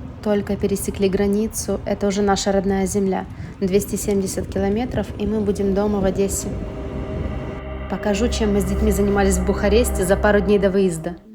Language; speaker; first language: Russian; native; Russian